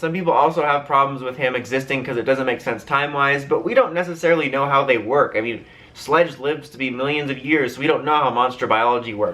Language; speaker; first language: English; native; English